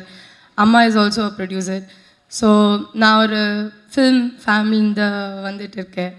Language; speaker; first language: Tamil; non-native, learner; Kannada